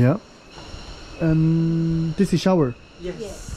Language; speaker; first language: English; non-native, learner; Korean